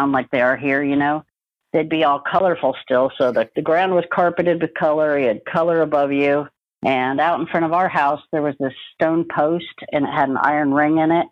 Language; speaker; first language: English; native; English